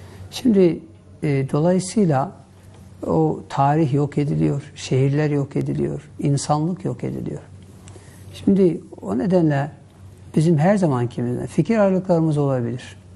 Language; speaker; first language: Turkish; non-native, local second language; Kurdish